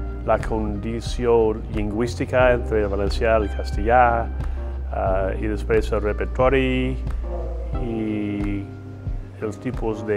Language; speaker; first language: Catalan; non-native, fluent; English